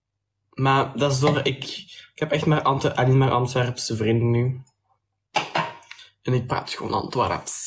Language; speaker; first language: Dutch; non-native, local second language; French